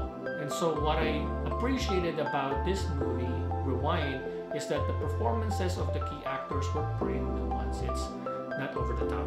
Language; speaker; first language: English; non-native, local second language; Filipino